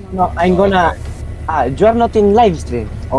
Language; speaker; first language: English; non-native, learner; Spanish